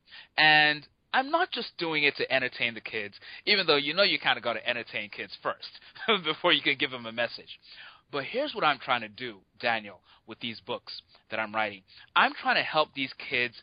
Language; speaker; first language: English; non-native, local second language; Yoruba